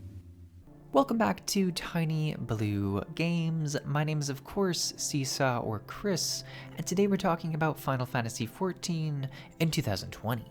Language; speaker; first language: English; native; English